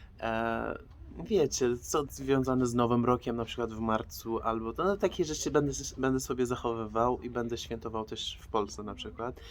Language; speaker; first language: Polish; non-native, fluent; Persian